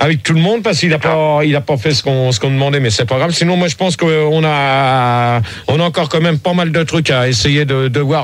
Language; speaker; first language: French; native; French